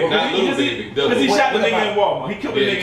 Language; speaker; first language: English; native; English